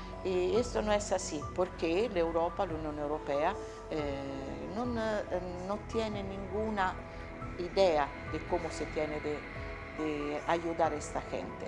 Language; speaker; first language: Spanish; non-native, learner; Italian